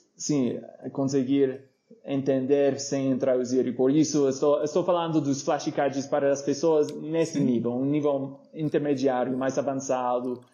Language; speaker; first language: Portuguese; non-native, fluent; English